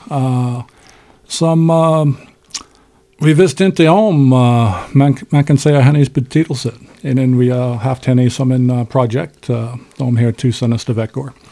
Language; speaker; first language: Swedish; non-native, learner; English